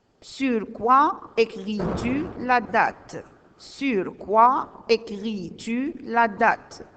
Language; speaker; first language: French; non-native, learner; Arabic